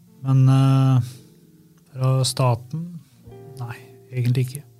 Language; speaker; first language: Norwegian; early bilingual, other home language; Albanian